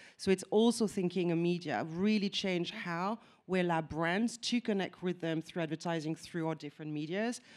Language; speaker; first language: English; non-native, fluent; French